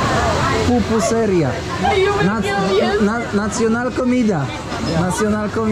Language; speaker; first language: Spanish; non-native, learner; Polish